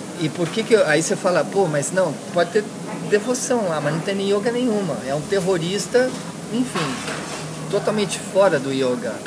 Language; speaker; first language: Portuguese; early bilingual, heritage; Portuguese